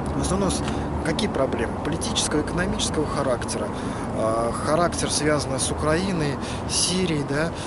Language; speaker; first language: Russian; native; Russian